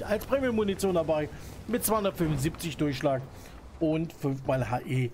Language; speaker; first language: German; native; German